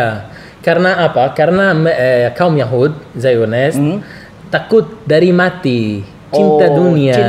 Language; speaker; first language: Indonesian; non-native, learner; Arabic